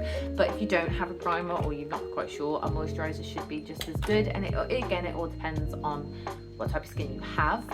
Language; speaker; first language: English; native; English